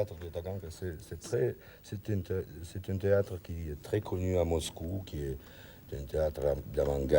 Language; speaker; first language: French; non-native, learner; Russian